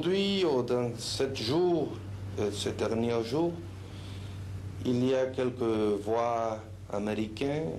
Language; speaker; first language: French; non-native, fluent; Spanish